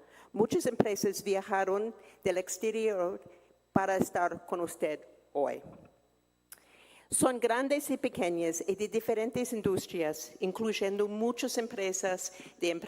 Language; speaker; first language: Spanish; non-native, fluent; English